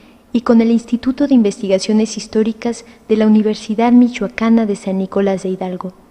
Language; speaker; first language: Spanish; native; Spanish